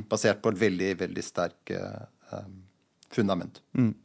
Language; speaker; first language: Norwegian; non-native, fluent; German